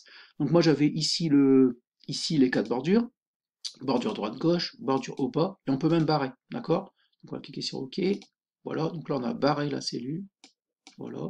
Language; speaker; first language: French; native; French